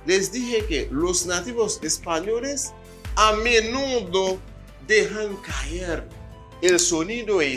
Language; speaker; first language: Spanish; non-native, fluent; Haitian Creole